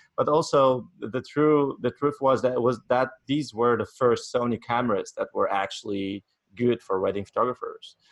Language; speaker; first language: English; non-native, fluent; Polish